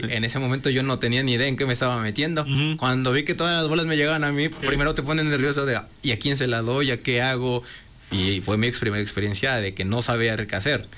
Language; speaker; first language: Spanish; native; Spanish